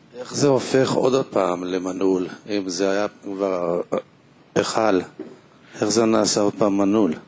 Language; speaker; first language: Hebrew; non-native, fluent; Russian